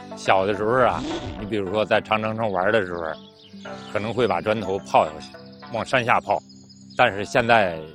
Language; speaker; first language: Chinese; native; Chinese